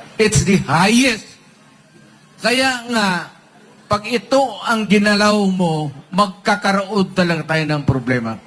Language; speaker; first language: Filipino; non-native, local second language; Cebuano